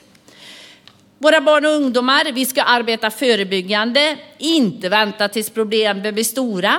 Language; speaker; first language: Swedish; native; Swedish